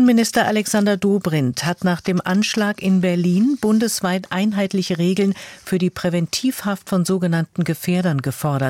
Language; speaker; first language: German; native; German